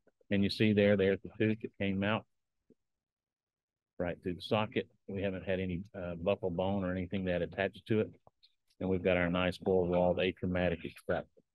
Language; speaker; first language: English; native; English